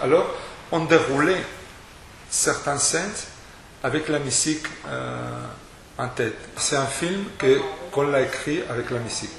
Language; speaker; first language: French; non-native, fluent; Spanish